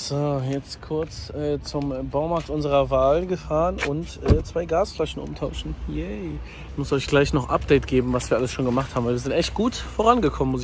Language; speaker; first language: German; native; German